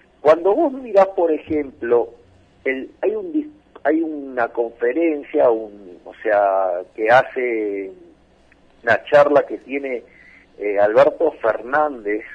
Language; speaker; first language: Spanish; native; Spanish